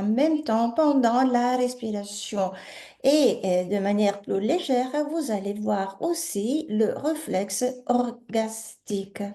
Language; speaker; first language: French; native; French